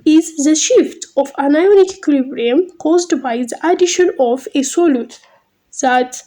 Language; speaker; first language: English; non-native, local second language; Amharic